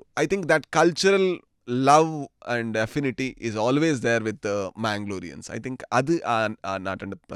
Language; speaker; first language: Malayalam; non-native, learner; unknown